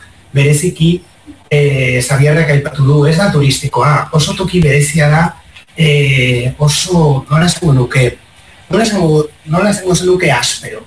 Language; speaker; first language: Basque; non-native, local second language; Spanish